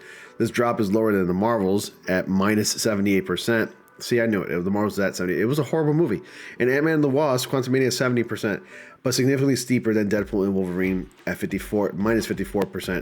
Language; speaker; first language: English; native; English